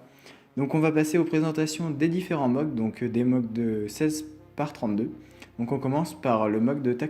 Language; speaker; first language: French; native; French